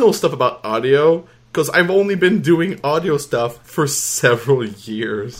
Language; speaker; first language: English; non-native, fluent; French